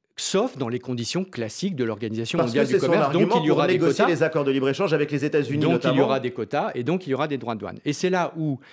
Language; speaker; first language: French; native; French